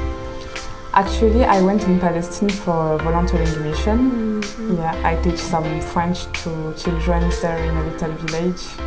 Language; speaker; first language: English; non-native, fluent; French